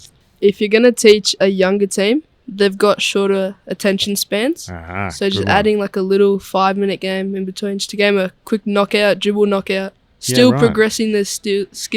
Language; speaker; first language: English; native; English